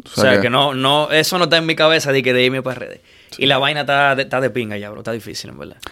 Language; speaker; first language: Spanish; native; Spanish